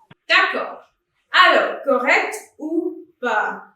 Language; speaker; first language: French; non-native, fluent; English